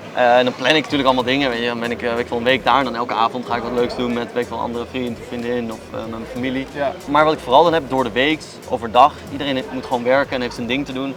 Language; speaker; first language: Dutch; native; Dutch